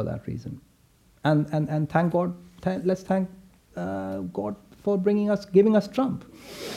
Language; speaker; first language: English; non-native, local second language; Hindi